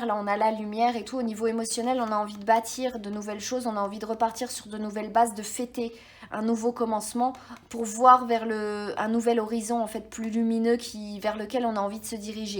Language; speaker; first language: French; native; French